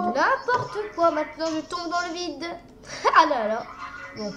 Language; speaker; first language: French; native; French